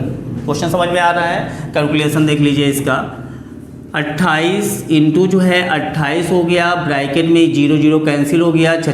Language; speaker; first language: Hindi; native; Hindi